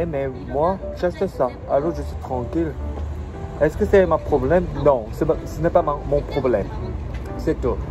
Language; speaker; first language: French; non-native, learner; Korean